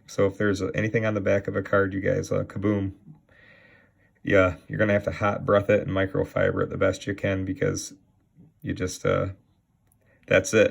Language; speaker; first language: English; native; English